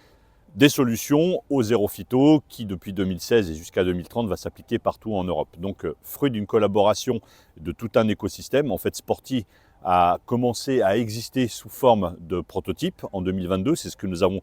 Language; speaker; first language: French; native; French